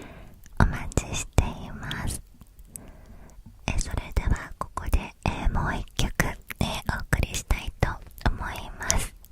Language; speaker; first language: Japanese; native; Japanese